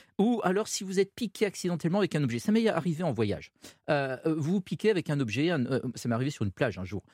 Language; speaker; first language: French; native; French